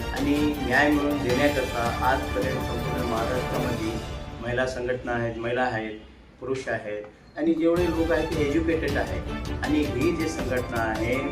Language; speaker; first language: Marathi; non-native, local second language; Urdu